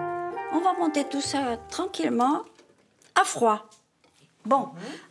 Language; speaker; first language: French; native; French